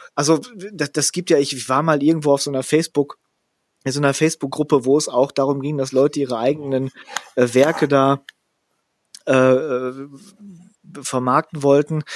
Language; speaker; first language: German; native; German